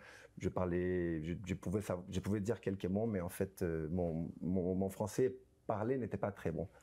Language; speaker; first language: French; non-native, fluent; Spanish